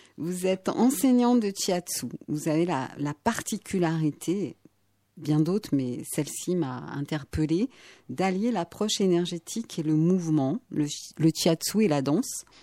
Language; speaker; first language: French; native; French